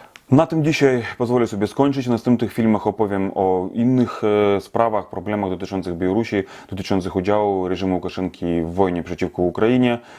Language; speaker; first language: Polish; non-native, fluent; Russian